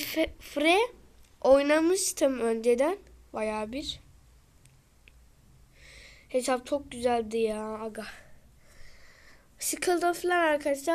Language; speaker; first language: Turkish; native; Turkish